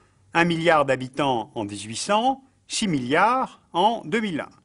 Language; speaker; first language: French; native; French